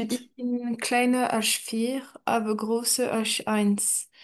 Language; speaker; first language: German; non-native, learner; French